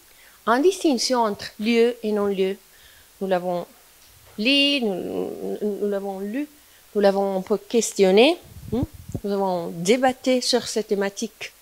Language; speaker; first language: French; non-native, fluent; Italian